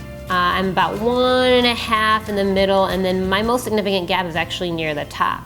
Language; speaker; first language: English; native; English